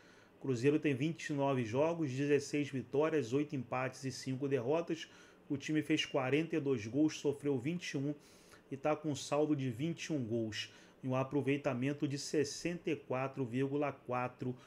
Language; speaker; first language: Portuguese; native; Portuguese